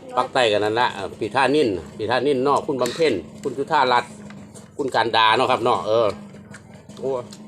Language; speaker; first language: Thai; native; Thai